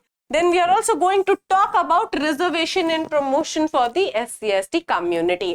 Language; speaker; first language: English; non-native, local second language; Hindi